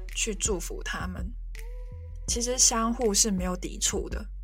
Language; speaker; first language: Chinese; non-native, local second language; Cantonese